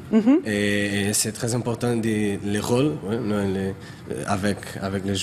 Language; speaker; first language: French; non-native, learner; Portuguese